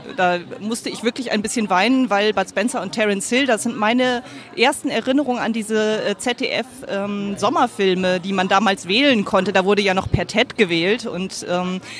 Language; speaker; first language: German; native; German